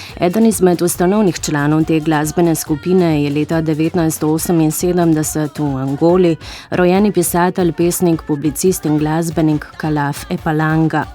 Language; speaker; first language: Slovenian; native; Slovenian